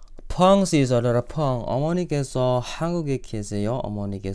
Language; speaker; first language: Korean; non-native, fluent; Indonesian